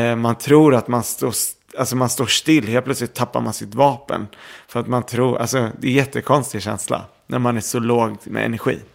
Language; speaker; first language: Swedish; early bilingual, other home language; Arabic